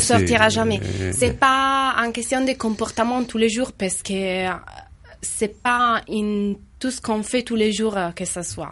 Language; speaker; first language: French; non-native, fluent; Italian